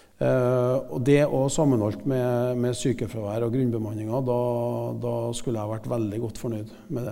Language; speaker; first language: Norwegian; native; Norwegian